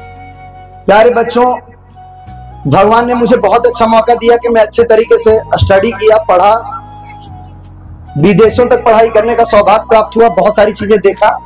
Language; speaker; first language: Hindi; native; Hindi